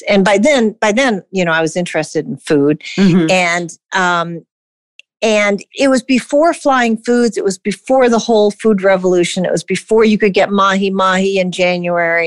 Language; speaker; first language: English; native; English